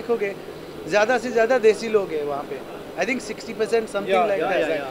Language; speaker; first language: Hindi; non-native, learner; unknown